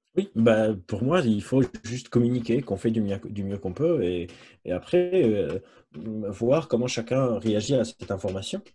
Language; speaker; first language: French; non-native, local second language; Arabic